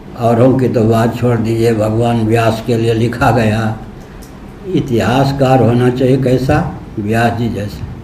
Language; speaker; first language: Hindi; non-native, local second language; Maithili